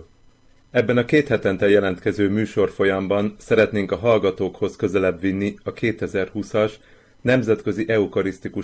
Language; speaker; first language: Hungarian; native; Hungarian